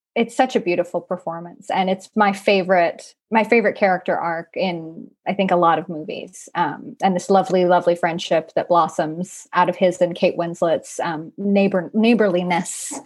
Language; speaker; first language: English; native; English